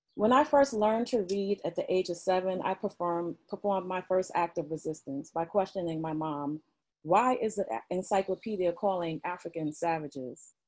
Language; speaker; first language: English; native; English